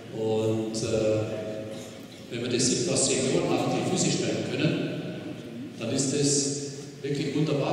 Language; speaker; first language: German; native; German